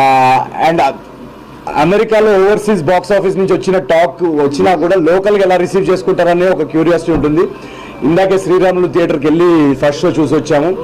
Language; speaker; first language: Telugu; native; Telugu